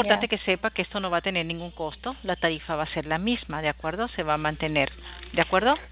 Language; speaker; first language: Spanish; native; Spanish